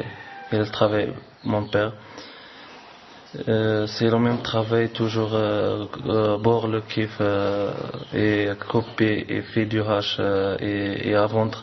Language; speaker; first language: French; non-native, learner; Arabic